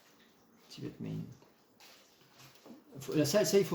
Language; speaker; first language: French; native; French